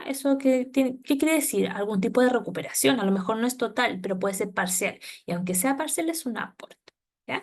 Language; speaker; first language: Spanish; native; Spanish